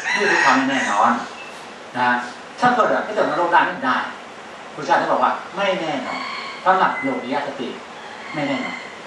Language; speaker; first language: Thai; native; Thai